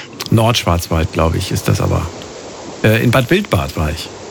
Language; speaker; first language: German; native; German